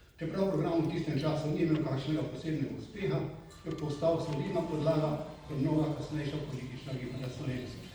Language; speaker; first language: Slovenian; native; Slovenian